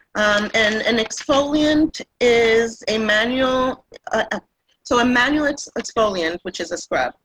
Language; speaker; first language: English; non-native, fluent; Spanish